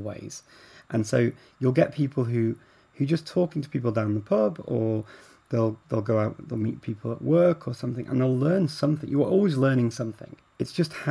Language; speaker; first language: English; native; English